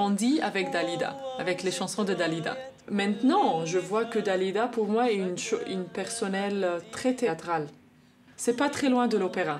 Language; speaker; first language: French; non-native, fluent; Arabic